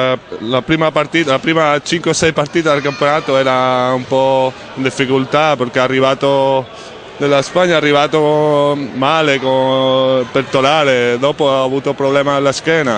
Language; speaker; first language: Italian; non-native, learner; Spanish